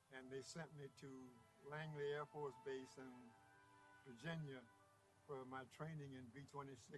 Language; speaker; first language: English; native; English